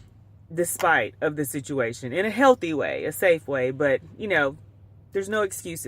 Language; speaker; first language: English; native; English